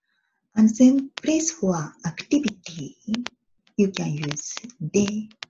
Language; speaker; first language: English; non-native, learner; Japanese